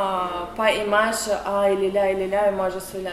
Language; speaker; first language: French; non-native, learner; Russian